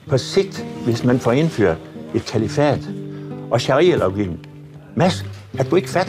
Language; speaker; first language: Danish; native; Danish